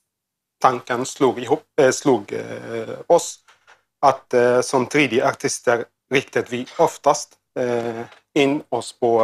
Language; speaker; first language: Swedish; non-native, learner; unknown